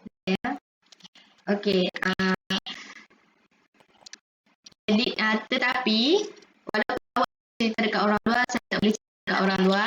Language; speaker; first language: Malay; native; Malay